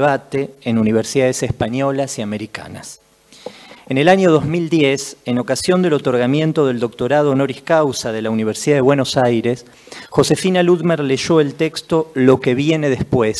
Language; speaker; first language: Spanish; native; Spanish